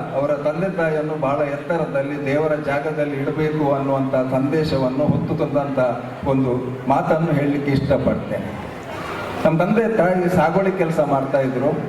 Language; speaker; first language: Kannada; native; Kannada